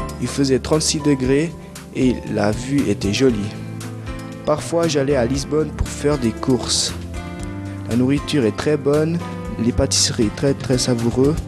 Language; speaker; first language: French; early bilingual, other home language; Portuguese